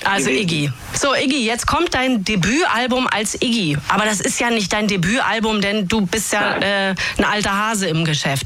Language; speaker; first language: German; native; German